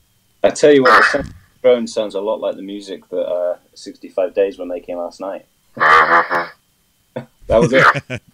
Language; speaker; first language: English; native; English